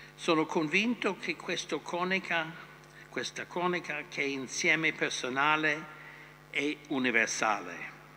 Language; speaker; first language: Italian; non-native, fluent; English